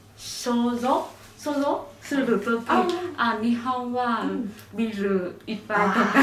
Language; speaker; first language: Japanese; non-native, learner; Vietnamese